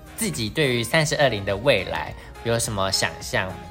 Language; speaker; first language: Chinese; native; Chinese